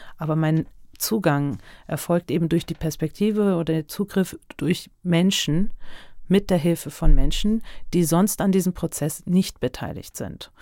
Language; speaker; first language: German; early bilingual, other home language; Turkish